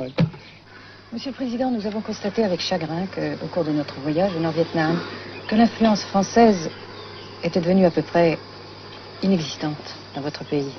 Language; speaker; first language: French; native; French